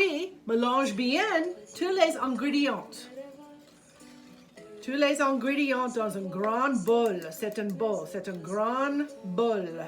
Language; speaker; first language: French; non-native, fluent; English